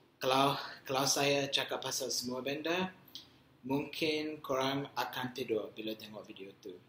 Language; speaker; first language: Malay; non-native, learner; English